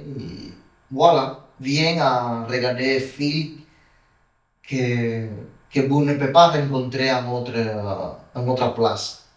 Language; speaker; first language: French; non-native, learner; Spanish